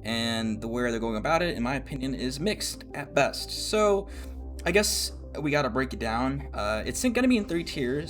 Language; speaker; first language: English; native; English